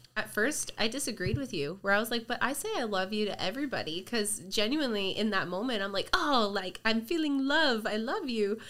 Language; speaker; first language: English; native; English